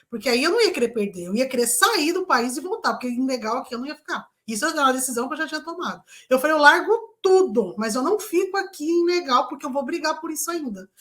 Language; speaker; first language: Portuguese; native; Portuguese